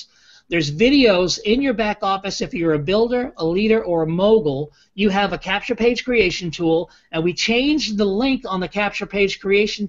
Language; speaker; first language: English; native; English